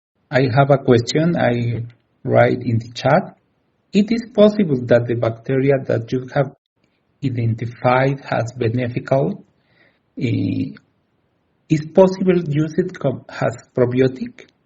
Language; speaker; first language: English; non-native, learner; Spanish